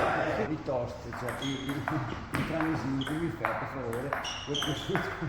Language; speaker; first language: Italian; native; Italian